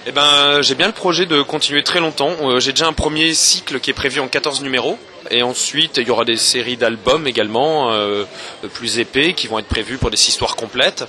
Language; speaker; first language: French; native; French